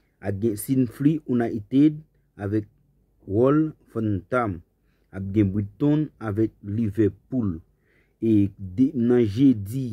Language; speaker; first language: French; non-native, learner; Haitian Creole